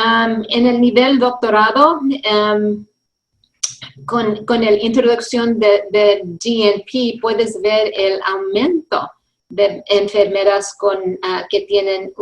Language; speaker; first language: Spanish; early bilingual, heritage; English